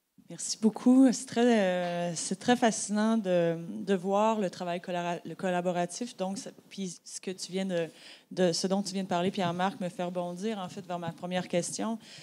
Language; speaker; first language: French; native; French